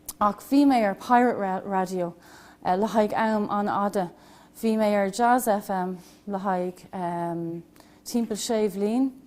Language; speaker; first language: Irish; non-native, local second language; English